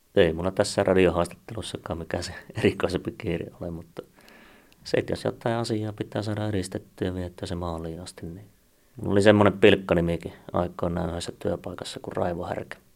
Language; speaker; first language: Finnish; native; Finnish